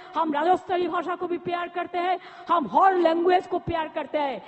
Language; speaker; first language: Hindi; non-native, local second language; Bangla